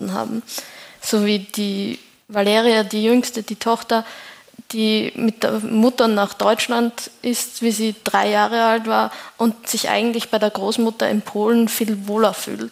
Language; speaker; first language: German; native; German